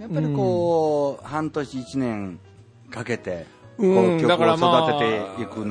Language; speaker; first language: Japanese; native; Japanese